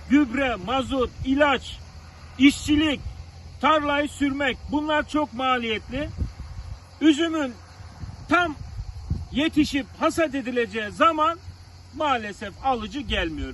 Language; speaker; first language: Turkish; native; Turkish